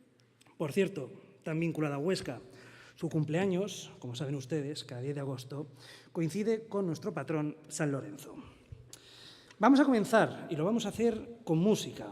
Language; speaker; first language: Spanish; native; Spanish